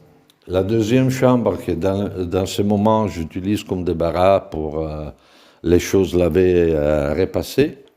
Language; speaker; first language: French; non-native, fluent; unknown